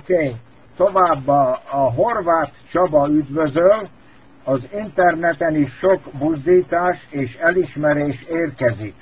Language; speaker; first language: Hungarian; native; Hungarian